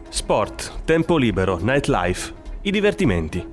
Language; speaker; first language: Italian; native; Italian